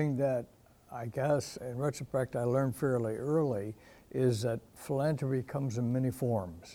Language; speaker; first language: English; native; English